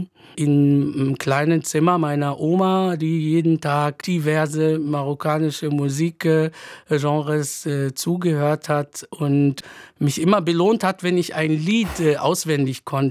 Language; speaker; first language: German; non-native, fluent; Arabic